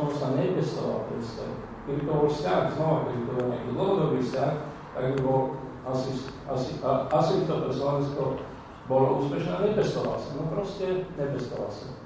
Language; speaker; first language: Slovak; non-native, local second language; Hungarian